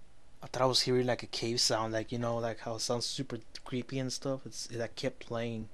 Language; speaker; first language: English; native; English